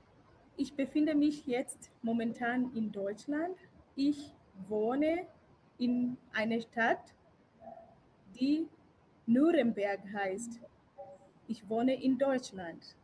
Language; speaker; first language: German; non-native, fluent; Swahili